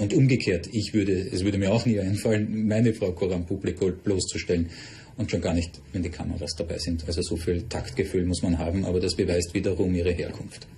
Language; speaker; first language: German; native; German